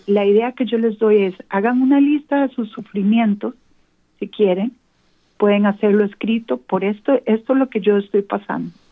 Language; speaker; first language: Spanish; native; Spanish